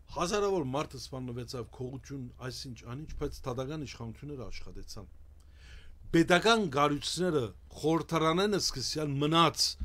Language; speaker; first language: Armenian; early bilingual, heritage; Armenian